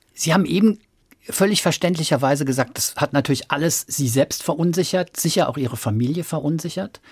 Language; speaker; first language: German; native; German